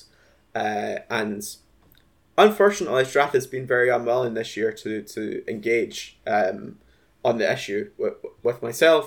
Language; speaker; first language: English; native; English